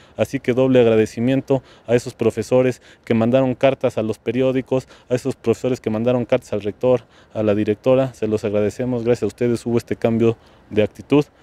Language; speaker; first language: Spanish; native; Spanish